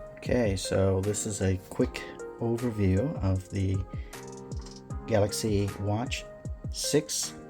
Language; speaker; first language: English; native; English